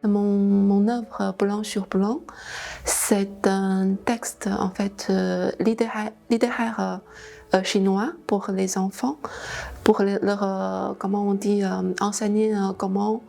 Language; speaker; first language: French; non-native, fluent; Chinese